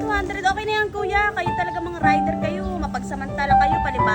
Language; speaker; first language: Filipino; native; Filipino